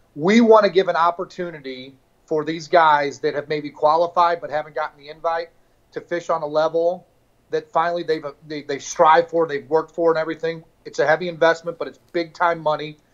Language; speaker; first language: English; native; English